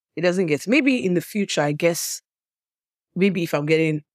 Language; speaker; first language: English; non-native, local second language; Yoruba